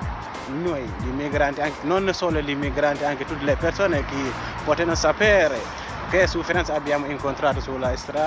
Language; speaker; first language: Italian; non-native, learner; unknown